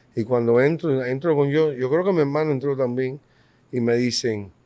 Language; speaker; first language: Spanish; early bilingual, heritage; Spanish